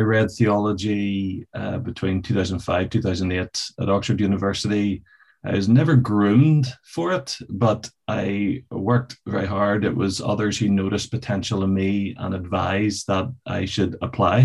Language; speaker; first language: English; native; English